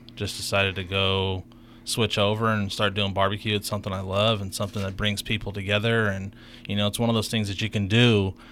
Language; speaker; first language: English; native; English